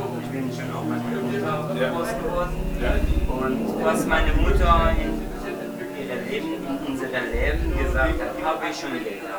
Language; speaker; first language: German; non-native, learner; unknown